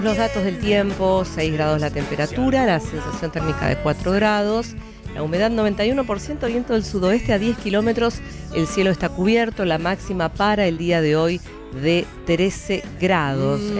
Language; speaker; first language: Spanish; native; Spanish